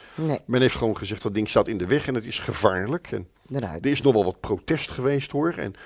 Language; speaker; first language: Dutch; native; Dutch